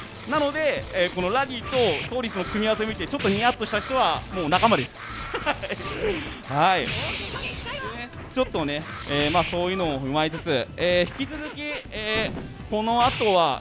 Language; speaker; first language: Japanese; native; Japanese